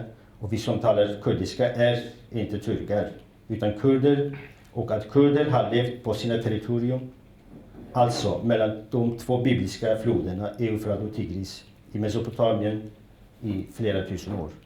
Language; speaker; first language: Swedish; non-native, fluent; Kurdish